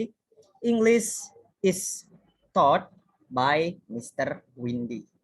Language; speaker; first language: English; non-native, fluent; Indonesian